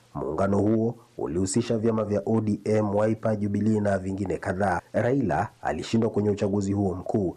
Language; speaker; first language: Swahili; non-native, local second language; Luyia